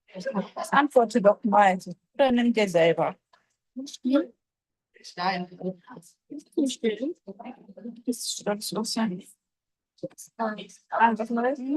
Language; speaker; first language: German; non-native, fluent; Japanese